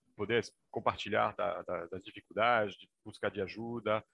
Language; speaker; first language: Portuguese; non-native, fluent; French